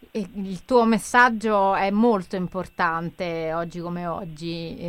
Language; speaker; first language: Italian; native; Italian